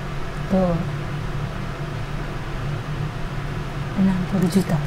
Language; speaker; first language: Indonesian; non-native, learner; Japanese